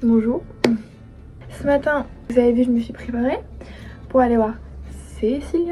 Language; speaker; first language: French; native; French